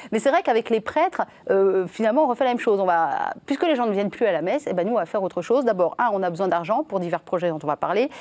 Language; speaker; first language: French; native; French